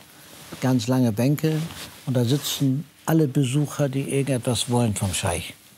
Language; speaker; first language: German; early bilingual, other home language; Persian